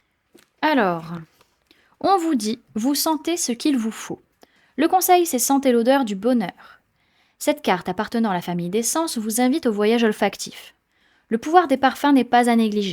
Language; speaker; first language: French; native; French